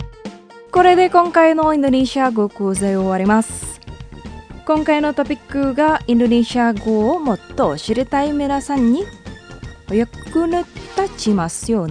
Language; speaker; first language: Japanese; non-native, fluent; Indonesian